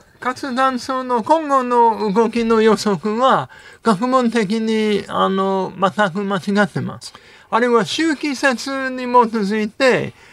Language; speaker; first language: Japanese; non-native, fluent; English